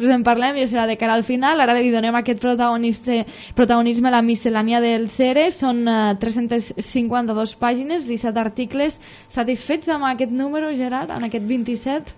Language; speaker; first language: Catalan; native; Catalan